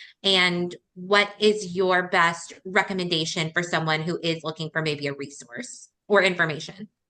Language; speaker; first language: English; native; English